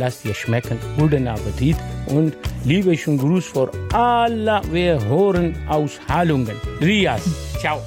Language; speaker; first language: German; non-native, learner; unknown